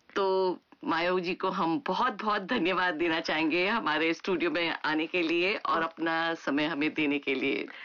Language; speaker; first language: Hindi; native; Hindi